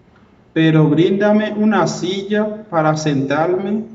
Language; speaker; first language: Spanish; non-native, fluent; Haitian Creole